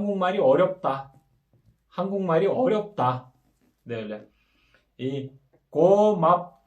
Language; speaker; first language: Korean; non-native, fluent; Kyrgyz